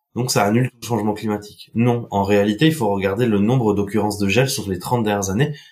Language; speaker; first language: French; non-native, local second language; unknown